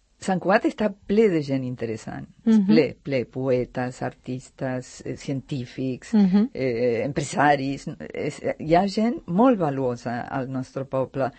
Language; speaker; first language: Catalan; non-native, fluent; Spanish